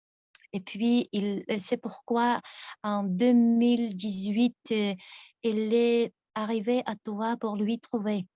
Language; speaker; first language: French; non-native, fluent; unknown